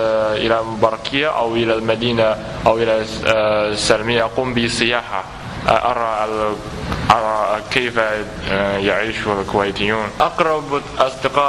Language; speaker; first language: Arabic; non-native, fluent; Chinese